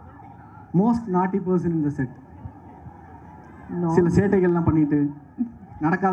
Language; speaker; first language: Tamil; native; Tamil